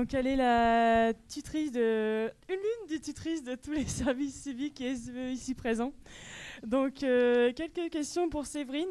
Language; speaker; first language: French; native; French